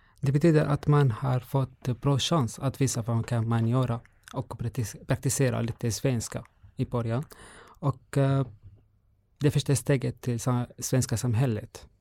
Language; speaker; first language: Swedish; non-native, learner; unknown